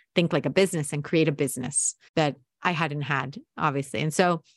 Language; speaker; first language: English; native; English